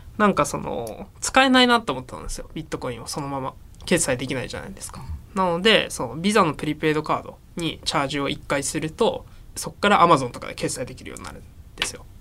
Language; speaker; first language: Japanese; native; Japanese